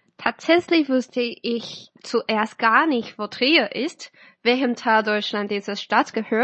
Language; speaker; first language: German; non-native, fluent; Chinese